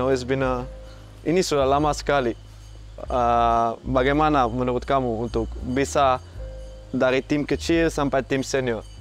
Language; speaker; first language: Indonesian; non-native, fluent; Dutch